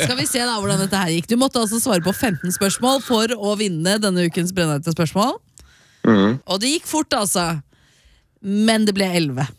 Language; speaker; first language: Norwegian; native; Norwegian